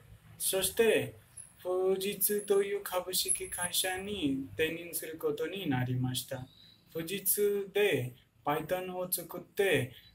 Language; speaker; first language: Japanese; non-native, learner; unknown